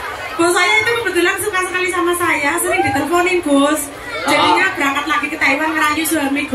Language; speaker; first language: Indonesian; non-native, local second language; Javanese